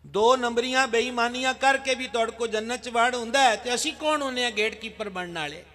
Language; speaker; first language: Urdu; non-native, local second language; Punjabi